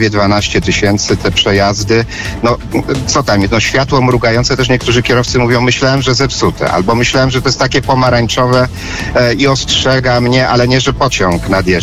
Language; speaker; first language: Polish; native; Polish